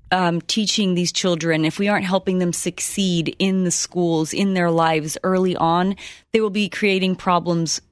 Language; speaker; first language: English; early bilingual, other home language; Spanish